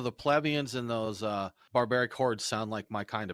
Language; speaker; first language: English; native; English